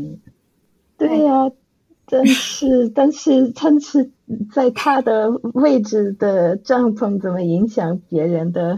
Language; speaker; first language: Chinese; non-native, fluent; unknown